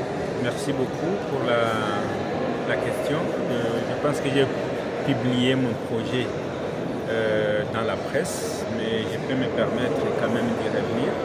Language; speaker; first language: French; non-native, local second language; Swahili